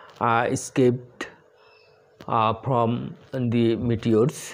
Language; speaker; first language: English; non-native, local second language; Bangla